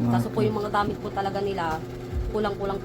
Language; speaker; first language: Filipino; native; Filipino